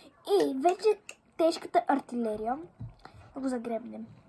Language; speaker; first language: Bulgarian; native; Bulgarian